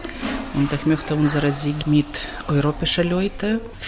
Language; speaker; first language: German; non-native, learner; Ukrainian